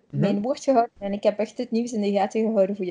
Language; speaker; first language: Dutch; native; Dutch